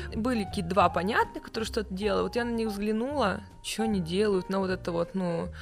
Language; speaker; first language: Russian; native; Russian